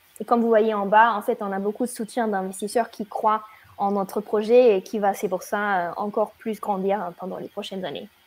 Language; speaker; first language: French; non-native, fluent; German